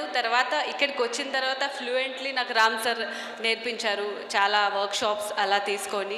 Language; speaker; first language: Telugu; non-native, local second language; Marathi